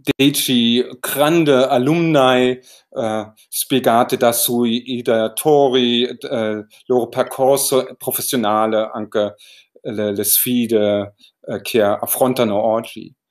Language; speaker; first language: Italian; non-native, learner; German